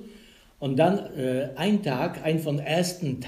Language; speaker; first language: German; non-native, learner; Polish